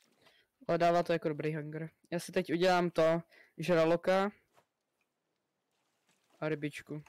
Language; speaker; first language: Czech; native; Czech